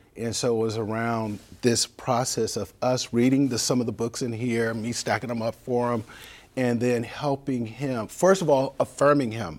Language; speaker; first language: English; native; English